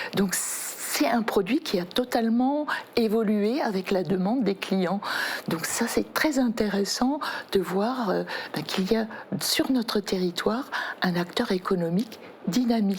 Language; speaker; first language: French; native; French